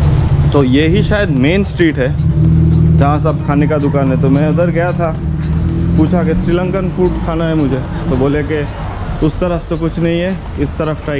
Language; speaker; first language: Hindi; non-native, local second language; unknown